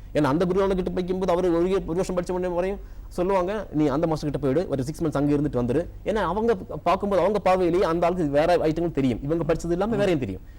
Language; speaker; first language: Tamil; non-native, local second language; Malayalam